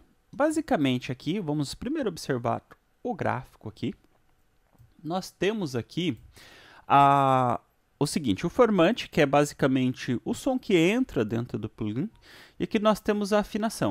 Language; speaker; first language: Portuguese; native; Portuguese